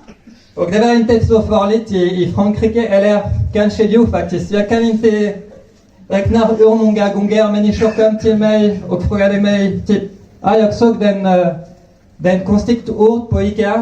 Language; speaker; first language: Swedish; non-native, fluent; French